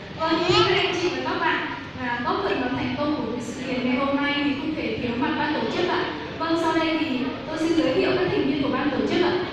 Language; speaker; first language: Vietnamese; non-native, local second language; Hmong